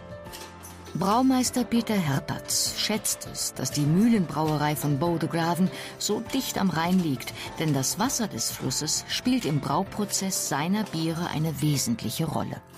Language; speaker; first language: German; native; German